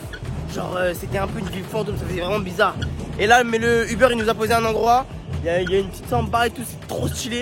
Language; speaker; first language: French; native; French